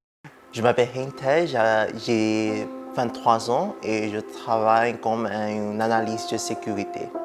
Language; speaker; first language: French; non-native, fluent; Burmese